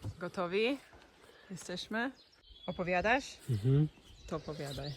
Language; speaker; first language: Polish; non-native, learner; English